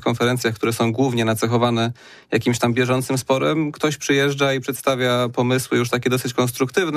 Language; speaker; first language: Polish; native; Polish